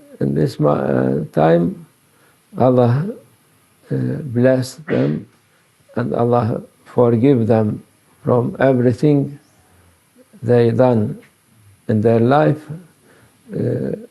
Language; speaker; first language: English; non-native, learner; Turkish